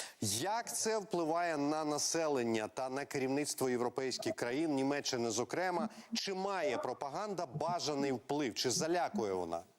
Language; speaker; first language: Ukrainian; native; Ukrainian